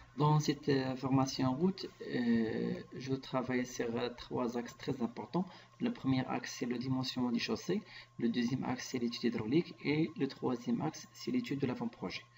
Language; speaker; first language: French; non-native, local second language; Arabic